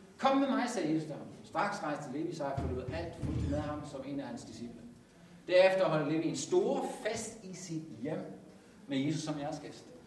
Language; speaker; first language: Danish; native; Danish